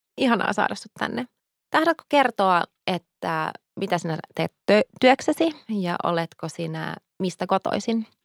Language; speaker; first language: Finnish; early bilingual, heritage; Finnish